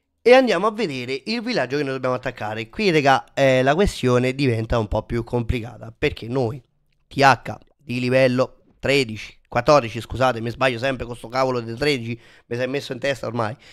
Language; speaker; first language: Italian; native; Italian